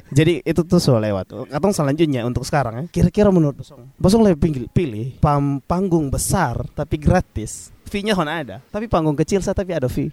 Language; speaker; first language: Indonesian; native; Indonesian